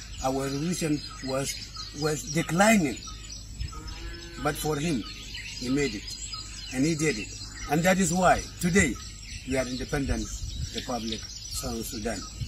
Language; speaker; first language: English; non-native, fluent; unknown